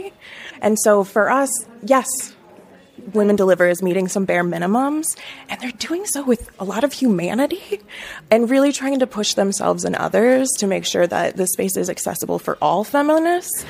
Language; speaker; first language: English; native; English